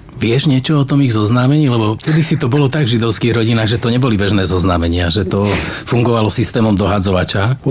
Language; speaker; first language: Slovak; native; Slovak